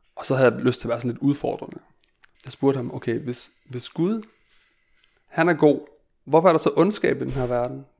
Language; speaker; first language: Danish; native; Danish